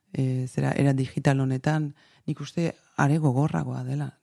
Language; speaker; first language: Basque; native; Basque